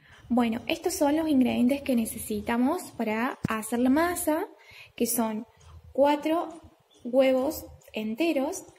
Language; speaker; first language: Spanish; native; Spanish